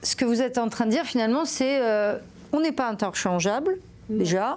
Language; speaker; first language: French; native; French